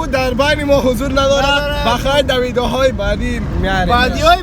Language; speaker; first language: Persian; native; Persian